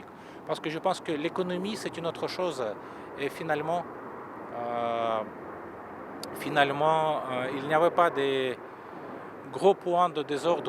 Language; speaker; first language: French; non-native, fluent; Russian